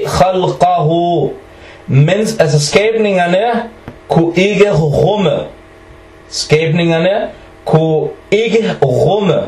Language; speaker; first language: Danish; early bilingual, other home language; Arabic